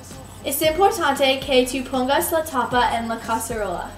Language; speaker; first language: Spanish; non-native, learner; English